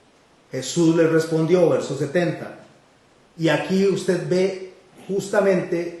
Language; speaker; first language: Spanish; native; Spanish